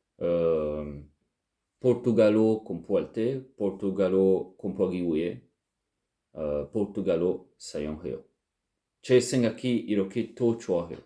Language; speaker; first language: Korean; non-native, learner; French